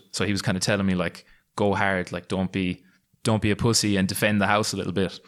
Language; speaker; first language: English; native; English